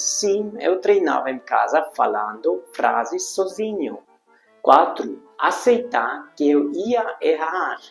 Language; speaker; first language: Portuguese; non-native, fluent; Hungarian